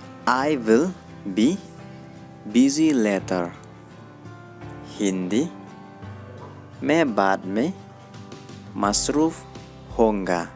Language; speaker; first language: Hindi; non-native, learner; Khasi